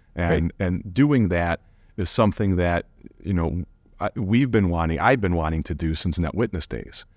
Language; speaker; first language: English; native; English